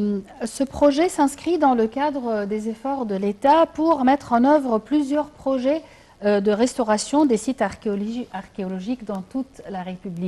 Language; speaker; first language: French; non-native, local second language; Arabic